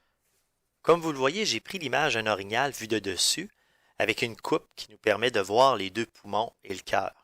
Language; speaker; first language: French; native; French